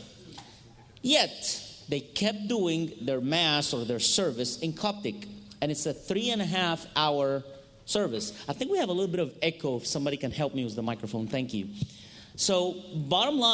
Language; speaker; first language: English; non-native, fluent; Arabic